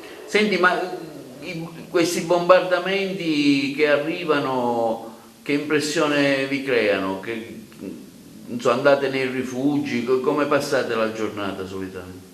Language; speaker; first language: Italian; native; Italian